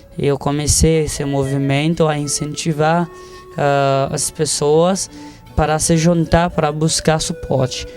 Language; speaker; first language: Portuguese; non-native, fluent; Haitian Creole